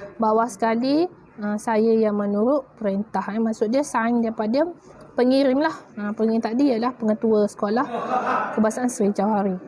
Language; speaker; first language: Malay; native; Malay